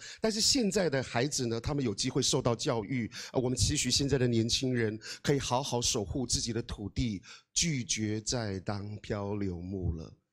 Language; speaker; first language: Chinese; non-native, local second language; Amis